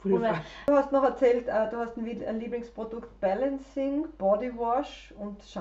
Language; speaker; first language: German; native; German